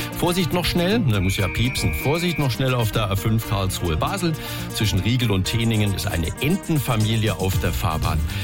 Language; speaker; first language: German; native; German